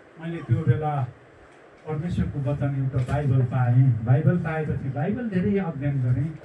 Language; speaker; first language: Nepali; non-native, local second language; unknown